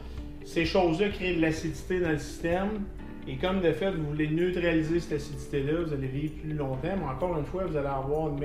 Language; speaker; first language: French; native; French